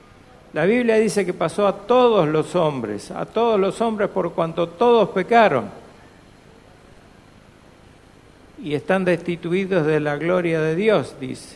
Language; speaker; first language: Spanish; native; Spanish